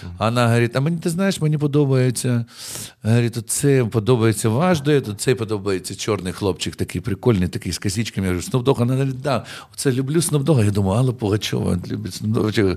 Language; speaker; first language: Ukrainian; native; Ukrainian